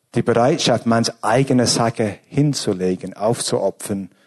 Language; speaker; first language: German; non-native, fluent; English